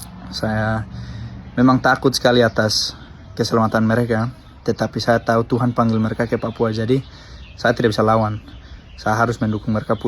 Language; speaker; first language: Indonesian; early bilingual, other home language; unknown